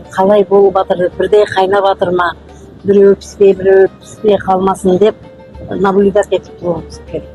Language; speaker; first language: Kazakh; non-native, local second language; Uzbek